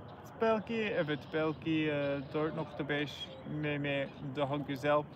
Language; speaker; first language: Turkish; non-native, learner; English